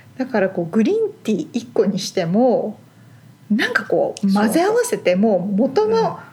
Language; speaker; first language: Japanese; native; Japanese